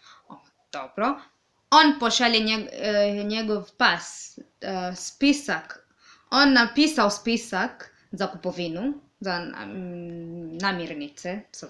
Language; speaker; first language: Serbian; non-native, learner; English